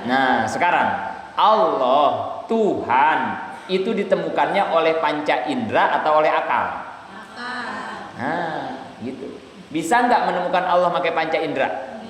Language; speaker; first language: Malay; non-native, local second language; Sundanese